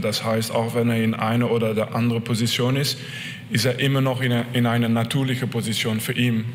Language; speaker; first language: German; non-native, fluent; French